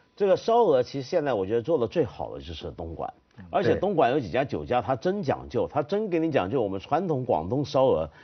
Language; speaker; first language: Chinese; native; Chinese